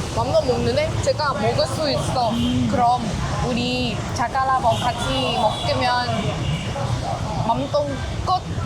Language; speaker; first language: Korean; non-native, learner; Vietnamese